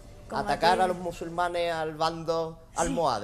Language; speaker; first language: Spanish; native; Spanish